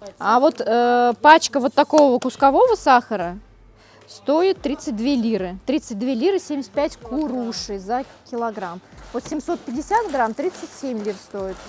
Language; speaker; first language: Russian; native; Russian